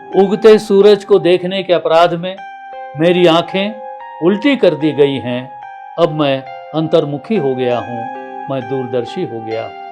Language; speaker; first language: Hindi; non-native, local second language; Marathi